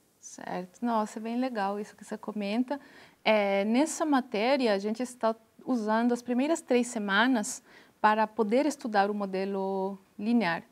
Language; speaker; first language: Portuguese; non-native, fluent; Spanish